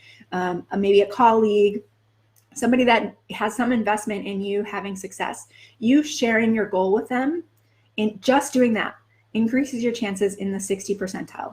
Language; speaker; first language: English; native; English